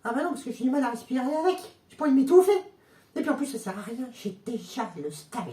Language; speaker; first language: French; native; French